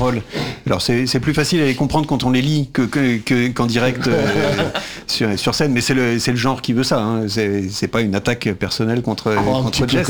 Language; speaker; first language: French; native; French